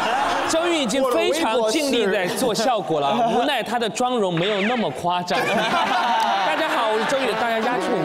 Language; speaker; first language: Chinese; native; Chinese